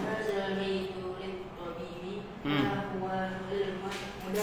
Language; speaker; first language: Arabic; non-native, learner; Indonesian